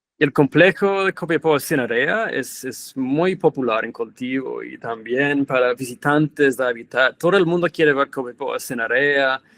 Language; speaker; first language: Spanish; non-native, fluent; English